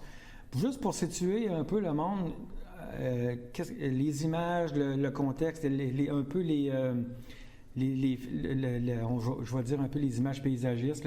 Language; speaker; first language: French; native; French